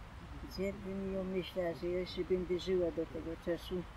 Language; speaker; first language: Polish; non-native, local second language; German